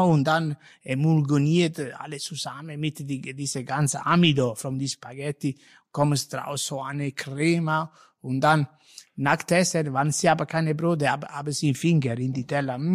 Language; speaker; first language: German; non-native, learner; Italian